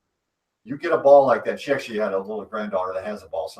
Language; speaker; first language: English; native; English